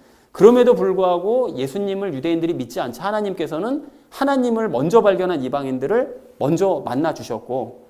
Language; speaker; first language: Korean; native; Korean